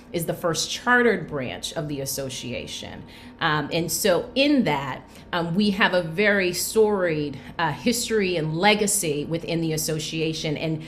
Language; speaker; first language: English; native; English